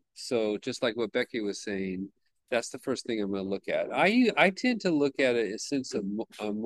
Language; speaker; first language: English; native; English